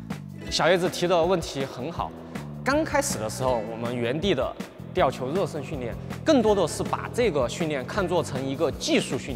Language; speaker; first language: Chinese; native; Chinese